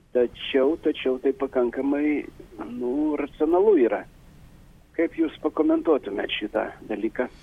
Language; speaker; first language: Lithuanian; non-native, local second language; Polish